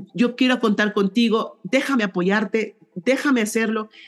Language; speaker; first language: Spanish; native; Spanish